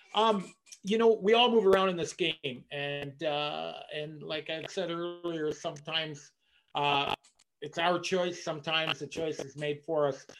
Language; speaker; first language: English; native; English